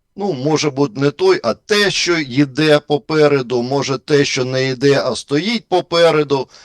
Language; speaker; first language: Ukrainian; non-native, local second language; Russian